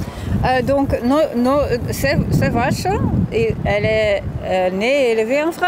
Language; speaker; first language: French; non-native, fluent; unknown